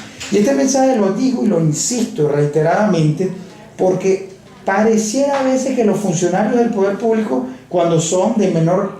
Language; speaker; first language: Spanish; native; Spanish